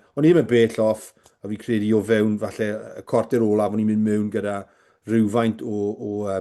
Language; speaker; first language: Welsh; native; Welsh